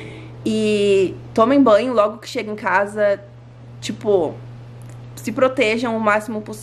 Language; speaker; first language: Portuguese; native; Portuguese